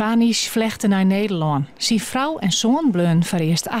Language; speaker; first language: Dutch; non-native, local second language; Western Frisian